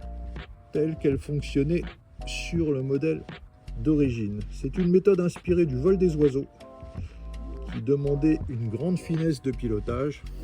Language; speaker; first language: French; native; French